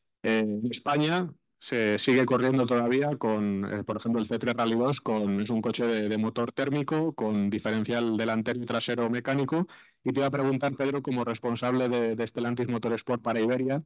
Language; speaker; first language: Spanish; native; Spanish